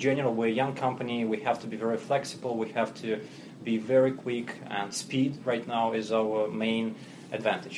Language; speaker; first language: English; non-native, fluent; Russian